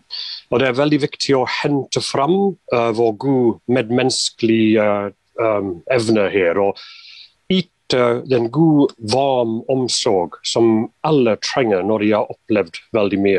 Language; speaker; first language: Norwegian; non-native, fluent; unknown